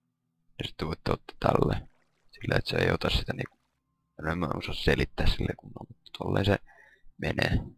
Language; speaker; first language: Finnish; native; Finnish